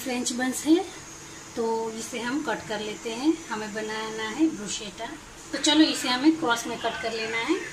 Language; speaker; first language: Hindi; non-native, local second language; Gujarati